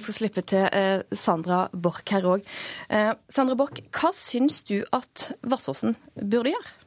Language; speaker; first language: Norwegian; native; Norwegian